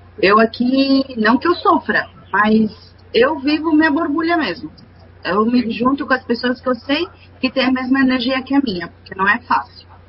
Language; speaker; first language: Portuguese; non-native, fluent; Spanish